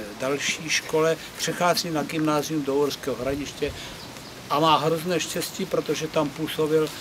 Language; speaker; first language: Czech; native; Czech